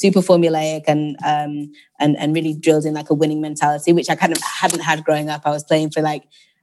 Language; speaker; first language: English; native; English